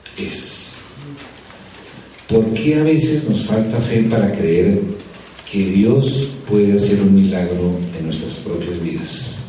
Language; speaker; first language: Spanish; native; Spanish